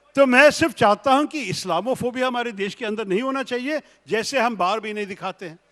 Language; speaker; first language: Hindi; non-native, local second language; Malayalam